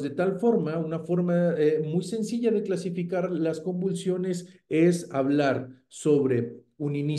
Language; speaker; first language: Spanish; native; Spanish